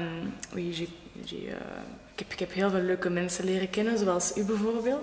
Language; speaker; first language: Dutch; non-native, local second language; French